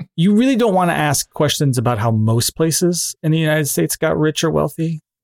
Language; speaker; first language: English; native; English